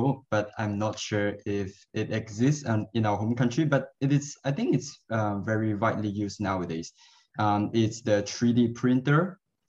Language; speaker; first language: English; non-native, local second language; Cantonese